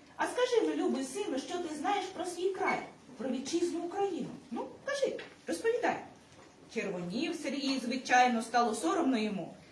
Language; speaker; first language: Ukrainian; native; Ukrainian